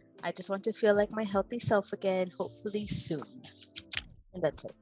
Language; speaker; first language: English; native; English